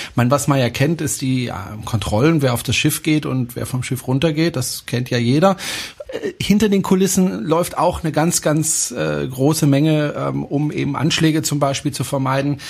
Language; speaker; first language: German; non-native, fluent; French